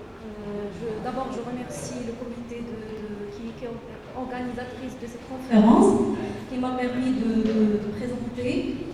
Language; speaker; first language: French; non-native, local second language; Arabic